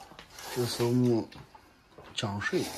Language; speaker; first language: Chinese; native; Chinese